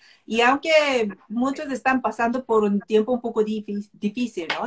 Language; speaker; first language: Spanish; non-native, fluent; Korean